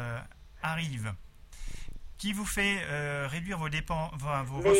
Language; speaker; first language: French; native; French